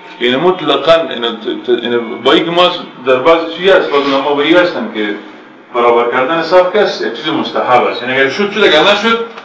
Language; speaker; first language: Persian; native; Persian